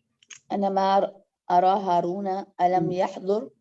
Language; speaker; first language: Arabic; non-native, learner; Urdu